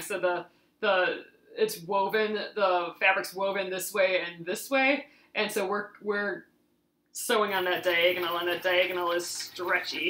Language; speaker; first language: English; native; English